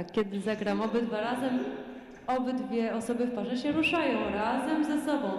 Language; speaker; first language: Polish; native; Polish